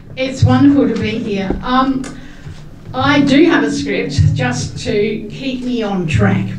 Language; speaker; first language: English; native; English